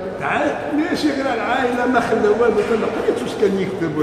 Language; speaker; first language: Arabic; native; Arabic